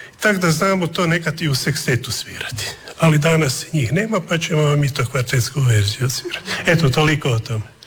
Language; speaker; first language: Croatian; native; Croatian